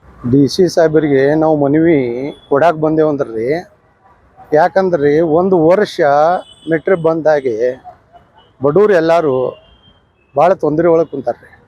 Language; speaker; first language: Kannada; native; Kannada